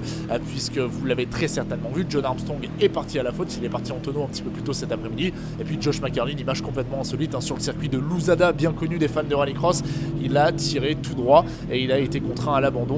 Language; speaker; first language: French; native; French